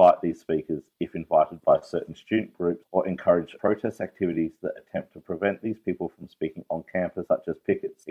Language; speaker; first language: English; native; English